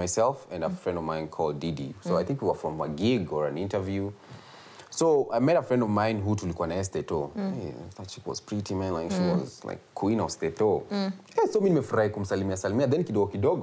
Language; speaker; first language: English; non-native, local second language; Swahili